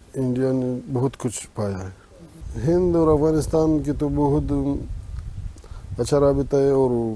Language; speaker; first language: Hindi; non-native, fluent; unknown